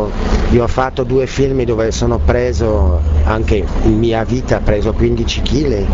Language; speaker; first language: Italian; non-native, learner; Czech